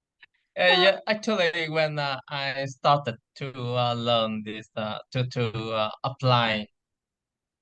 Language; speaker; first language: English; non-native, learner; Vietnamese